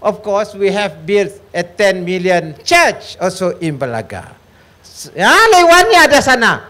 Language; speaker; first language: English; non-native, local second language; Malay